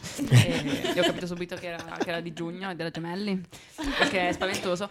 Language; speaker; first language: Italian; native; Italian